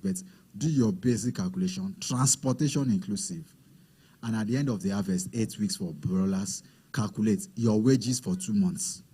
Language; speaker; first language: English; non-native, local second language; Yoruba